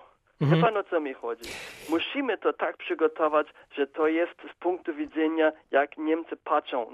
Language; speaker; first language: Polish; non-native, fluent; German